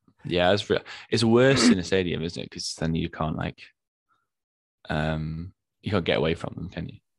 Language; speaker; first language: English; native; English